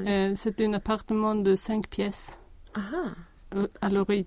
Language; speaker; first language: French; non-native, learner; Swedish